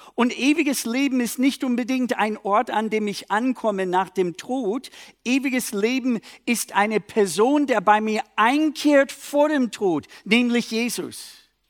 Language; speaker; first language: German; non-native, fluent; English